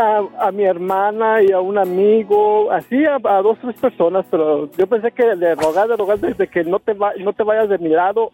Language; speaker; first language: Spanish; native; Spanish